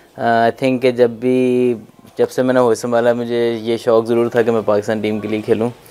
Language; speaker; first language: Urdu; non-native, local second language; Punjabi